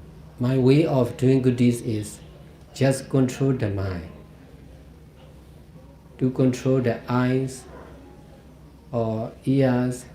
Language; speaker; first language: English; non-native, fluent; Burmese